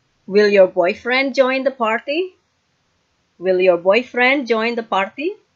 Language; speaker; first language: English; non-native, fluent; Indonesian